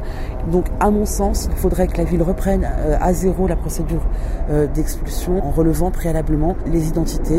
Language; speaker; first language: French; native; French